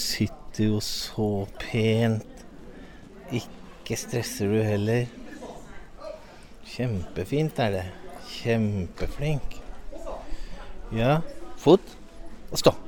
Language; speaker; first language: Norwegian; native; Norwegian